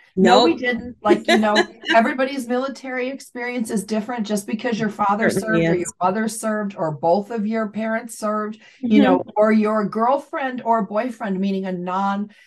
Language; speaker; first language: English; native; English